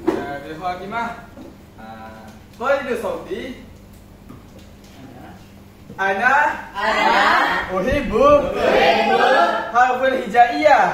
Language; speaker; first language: Arabic; non-native, learner; Malay